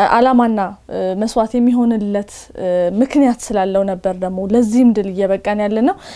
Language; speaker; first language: Amharic; non-native, local second language; Tigrinya